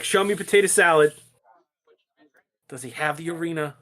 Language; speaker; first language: English; native; English